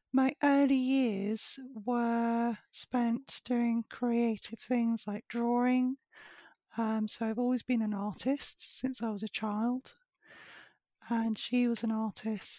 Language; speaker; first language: English; native; English